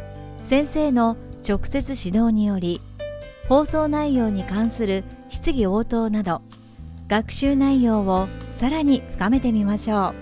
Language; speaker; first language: Japanese; native; Japanese